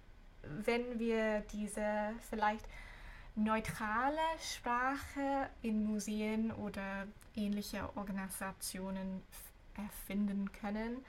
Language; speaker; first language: German; non-native, fluent; English